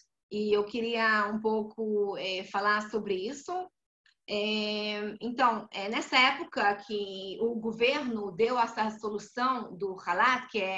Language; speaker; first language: Portuguese; non-native, fluent; Hebrew